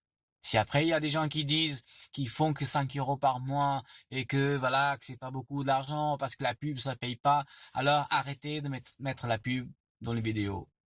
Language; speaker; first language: French; non-native, fluent; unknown